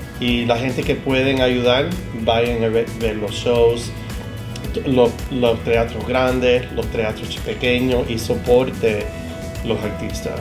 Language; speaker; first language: Spanish; early bilingual, heritage; Spanish